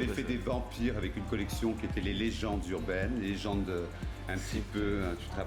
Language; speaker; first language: French; native; French